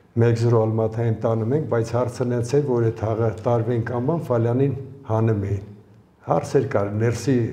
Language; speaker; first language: Armenian; early bilingual, other home language; Ukrainian